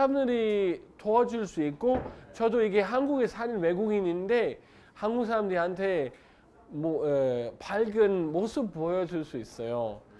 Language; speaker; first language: Korean; non-native, learner; Danish